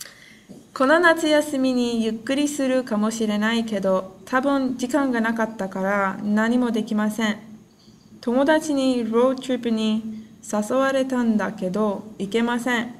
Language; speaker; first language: Japanese; non-native, learner; English